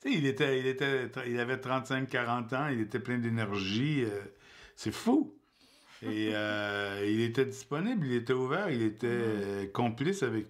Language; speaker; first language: French; native; French